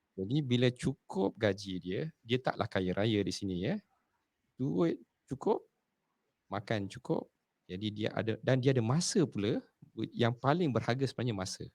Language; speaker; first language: Malay; native; Malay